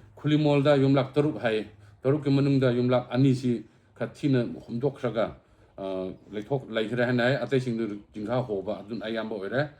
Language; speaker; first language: Manipuri; non-native, local second language; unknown